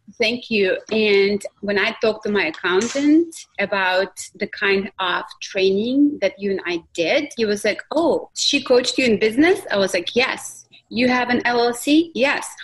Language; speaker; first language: English; non-native, fluent; Russian